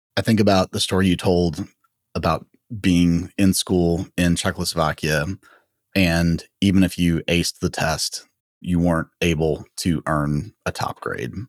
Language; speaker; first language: English; native; English